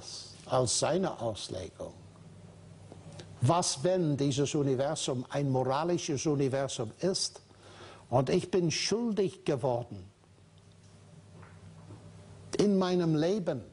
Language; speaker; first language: German; non-native, fluent; English